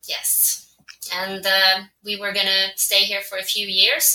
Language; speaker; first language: English; non-native, fluent; Swedish